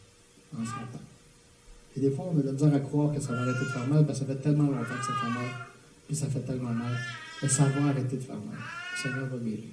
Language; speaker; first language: French; native; French